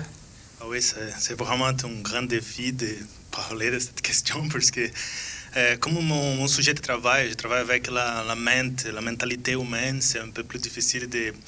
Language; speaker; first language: French; non-native, fluent; Portuguese